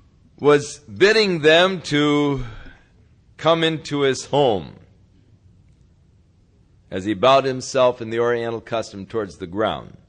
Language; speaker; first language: English; native; English